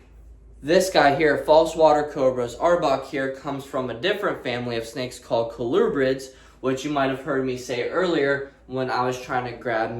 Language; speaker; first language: English; native; English